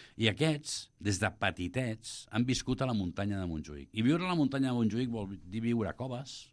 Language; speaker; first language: Catalan; native; Catalan